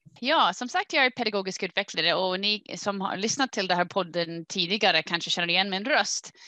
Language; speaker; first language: Swedish; non-native, fluent; English